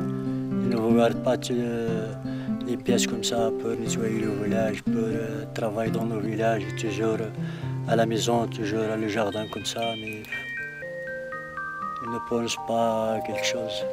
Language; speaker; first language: French; non-native, learner; Berber languages